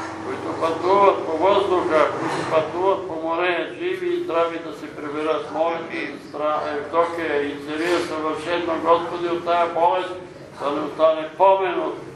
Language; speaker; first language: Bulgarian; native; Bulgarian